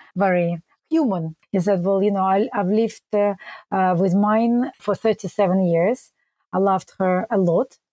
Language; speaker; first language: English; non-native, fluent; Russian